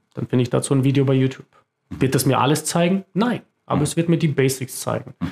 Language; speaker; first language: German; early bilingual, other home language; Croatian